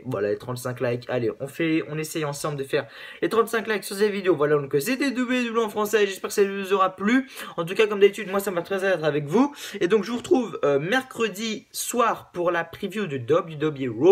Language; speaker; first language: French; native; French